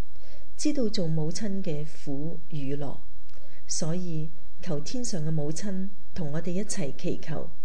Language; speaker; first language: Chinese; native; Chinese